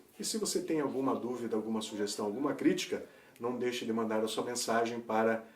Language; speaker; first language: Portuguese; native; Portuguese